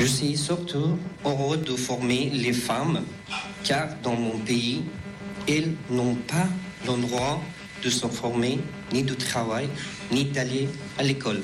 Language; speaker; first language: French; non-native, fluent; Persian